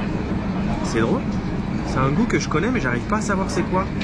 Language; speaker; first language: French; native; French